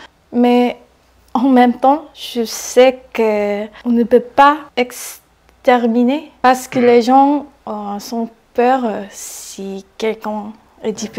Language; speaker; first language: French; non-native, learner; Korean